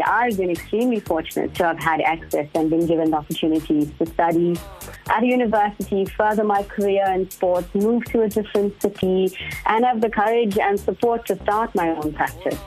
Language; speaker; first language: English; native; English